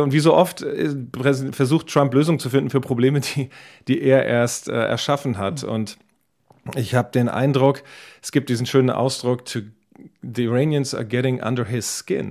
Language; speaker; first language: German; native; German